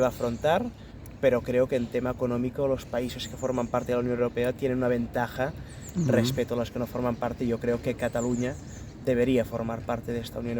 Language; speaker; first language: Spanish; non-native, local second language; Catalan